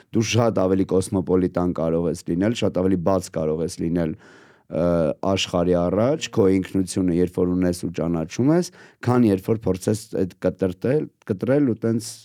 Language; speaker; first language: Armenian; native; Armenian